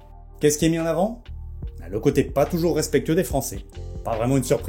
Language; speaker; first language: French; native; French